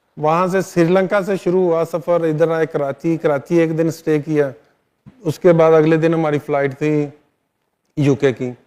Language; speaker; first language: Urdu; non-native, local second language; Punjabi